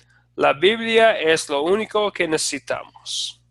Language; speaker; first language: Spanish; non-native, fluent; English